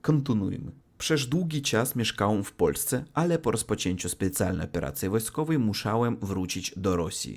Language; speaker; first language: Polish; non-native, learner; Russian